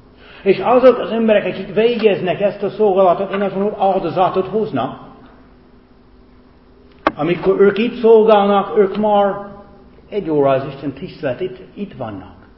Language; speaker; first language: Hungarian; non-native, fluent; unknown